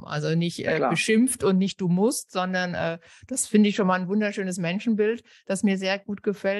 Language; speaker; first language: German; native; German